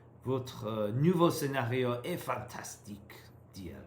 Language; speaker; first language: French; non-native, learner; English